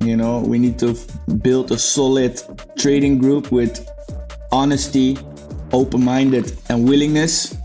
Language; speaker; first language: English; non-native, fluent; Dutch